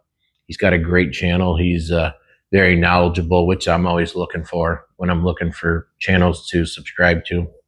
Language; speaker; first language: English; native; English